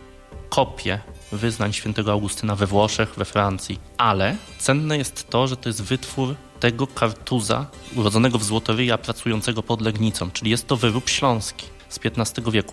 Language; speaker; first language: Polish; native; Polish